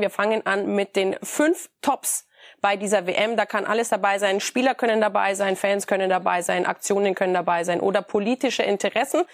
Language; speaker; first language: German; native; German